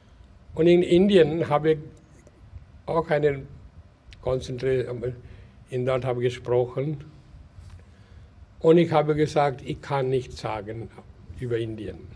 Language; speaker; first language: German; non-native, learner; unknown